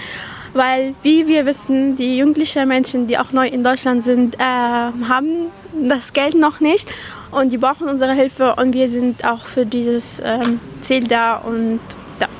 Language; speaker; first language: German; non-native, fluent; Arabic